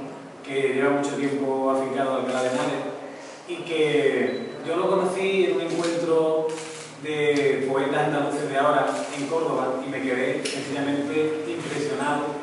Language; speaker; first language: Spanish; native; Spanish